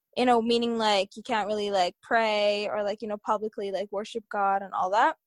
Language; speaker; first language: English; early bilingual, other home language; Tigrinya